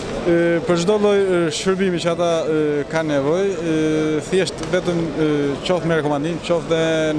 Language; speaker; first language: Albanian; native; Albanian